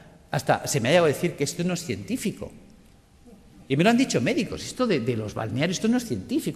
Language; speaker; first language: Spanish; native; Spanish